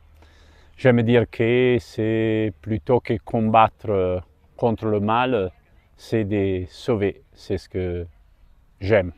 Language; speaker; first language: French; non-native, fluent; Italian